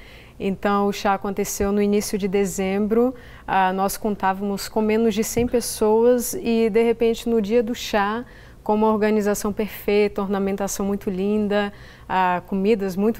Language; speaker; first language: Portuguese; native; Portuguese